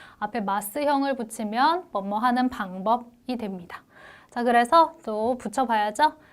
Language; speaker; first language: Korean; native; Korean